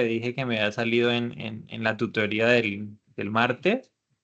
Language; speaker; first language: Spanish; native; Spanish